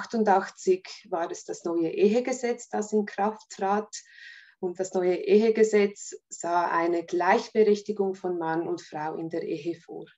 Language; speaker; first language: German; native; German